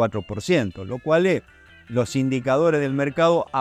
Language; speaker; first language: Spanish; native; Spanish